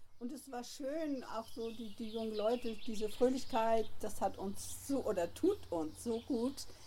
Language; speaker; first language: German; native; German